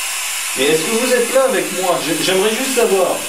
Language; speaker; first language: French; native; French